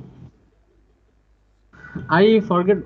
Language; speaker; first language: English; non-native, learner; Bangla